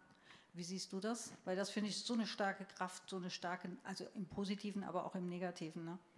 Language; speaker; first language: German; native; German